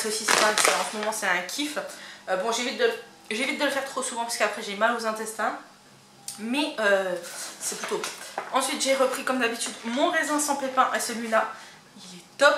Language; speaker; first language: French; native; French